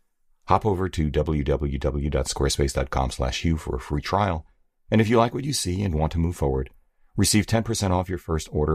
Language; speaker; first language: English; native; English